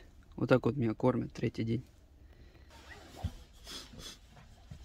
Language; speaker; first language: Russian; native; Russian